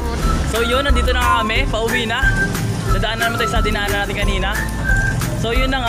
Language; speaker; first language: Filipino; native; Filipino